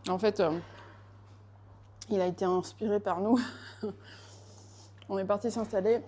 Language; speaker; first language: French; native; French